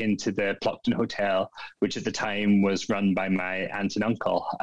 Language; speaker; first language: English; native; English